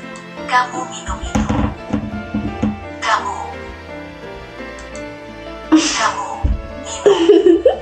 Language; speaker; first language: Indonesian; non-native, learner; German